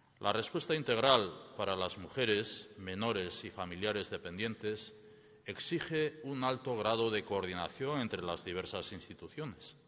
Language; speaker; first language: Spanish; native; Spanish